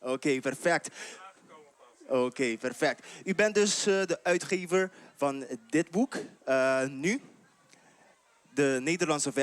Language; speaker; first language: Dutch; non-native, local second language; Papiamento